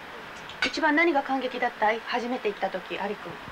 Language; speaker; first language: Japanese; native; Japanese